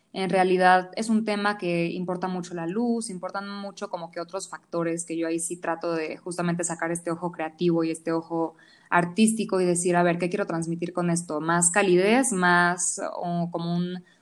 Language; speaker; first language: Spanish; native; Spanish